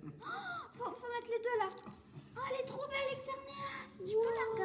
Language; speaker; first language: French; native; French